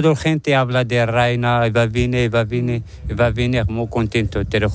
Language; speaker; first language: Spanish; non-native, learner; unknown